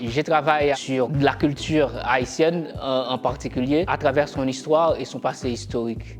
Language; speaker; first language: French; non-native, local second language; Haitian Creole